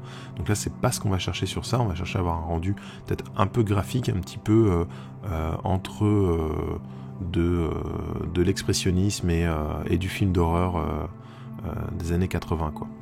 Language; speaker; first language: French; native; French